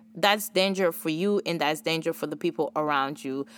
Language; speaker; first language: English; early bilingual, other home language; Haitian Creole